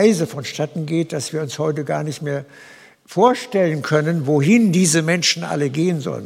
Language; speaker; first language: German; native; German